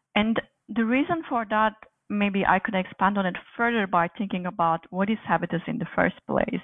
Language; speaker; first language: English; non-native, fluent; Turkish